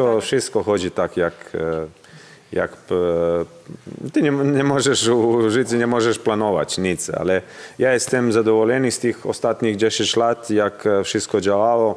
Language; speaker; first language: Polish; non-native, learner; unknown